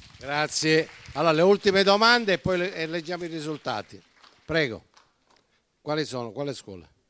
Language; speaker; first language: Italian; native; Italian